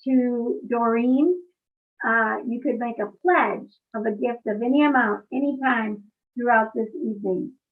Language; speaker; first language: English; native; English